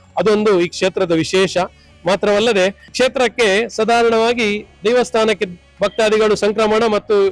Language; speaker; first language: Kannada; non-native, local second language; Tulu